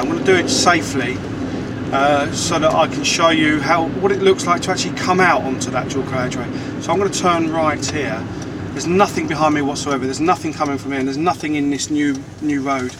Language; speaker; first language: English; native; English